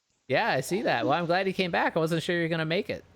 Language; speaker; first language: English; native; English